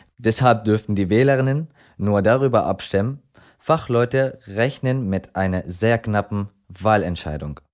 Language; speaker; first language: German; non-native, fluent; Arabic